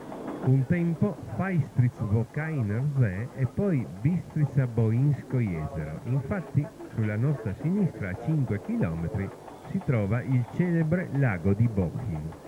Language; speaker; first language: Italian; native; Italian